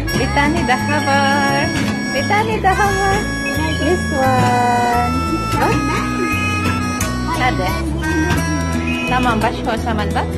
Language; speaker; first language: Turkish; non-native, learner; Filipino